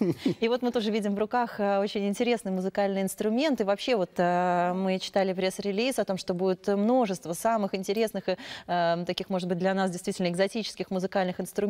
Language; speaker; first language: Russian; native; Russian